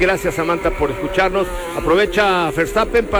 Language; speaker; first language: Spanish; native; Spanish